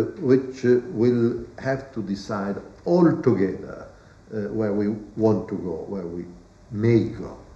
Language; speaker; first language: English; non-native, fluent; Italian